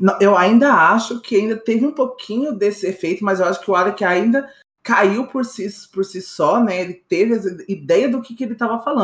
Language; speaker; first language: Portuguese; native; Portuguese